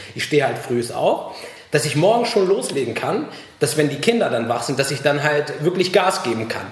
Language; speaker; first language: German; early bilingual, other home language; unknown